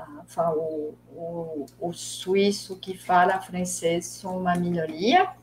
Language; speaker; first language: Portuguese; non-native, fluent; French